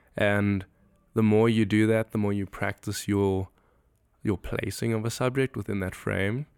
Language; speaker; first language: English; native; English